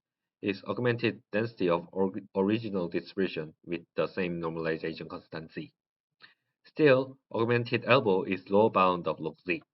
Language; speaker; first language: English; non-native, learner; Korean